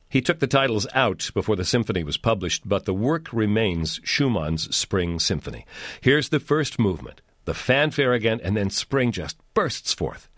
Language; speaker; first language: English; native; English